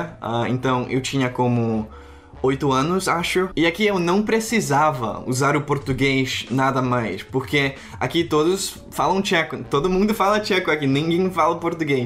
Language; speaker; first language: Portuguese; non-native, fluent; Czech